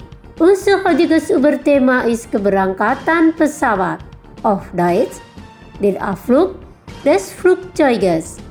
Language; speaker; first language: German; non-native, fluent; Indonesian